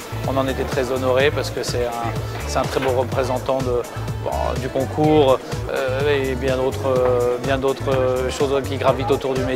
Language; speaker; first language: French; native; French